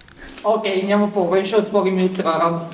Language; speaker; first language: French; non-native, learner; Bulgarian